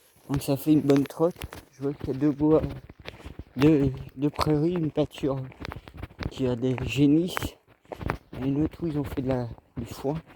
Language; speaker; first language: French; native; French